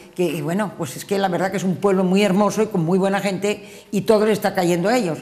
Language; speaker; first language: Spanish; native; Spanish